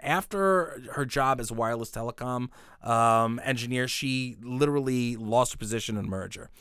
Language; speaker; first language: English; native; English